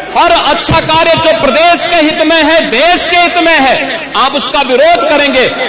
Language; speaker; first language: Hindi; native; Hindi